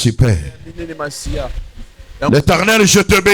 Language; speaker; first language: French; non-native, local second language; Lingala